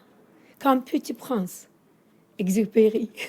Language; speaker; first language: French; non-native, learner; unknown